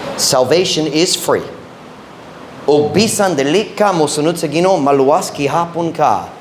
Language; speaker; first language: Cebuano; non-native, fluent; English